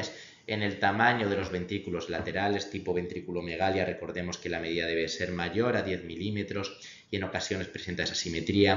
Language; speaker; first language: Spanish; native; Spanish